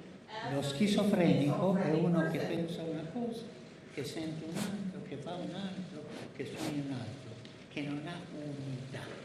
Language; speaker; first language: Italian; non-native, fluent; Spanish